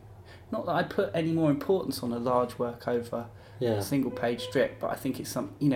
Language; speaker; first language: English; native; English